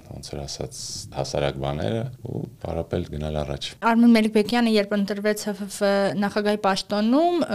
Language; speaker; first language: Armenian; native; Armenian